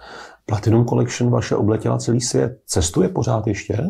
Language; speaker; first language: Czech; native; Czech